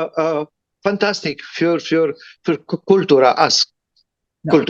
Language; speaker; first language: English; non-native, learner; Romany